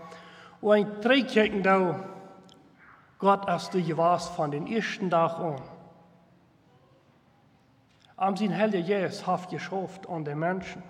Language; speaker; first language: German; non-native, local second language; Plautdietsch